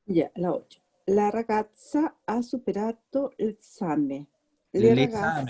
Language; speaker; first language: Italian; non-native, learner; Spanish